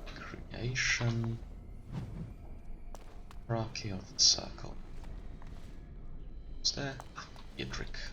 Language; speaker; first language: English; non-native, fluent; German